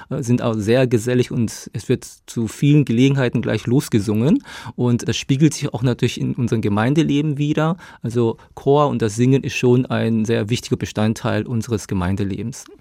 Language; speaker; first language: German; early bilingual, other home language; Korean